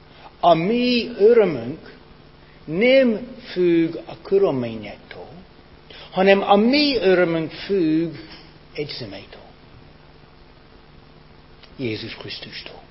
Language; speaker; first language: Hungarian; non-native, fluent; English